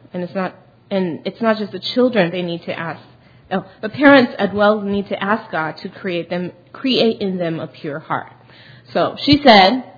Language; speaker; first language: English; early bilingual, other home language; Chinese